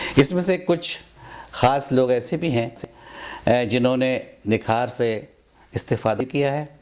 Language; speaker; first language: Hindi; native; Hindi